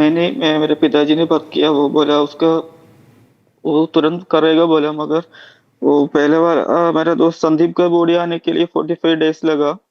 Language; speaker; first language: Hindi; non-native, local second language; Malayalam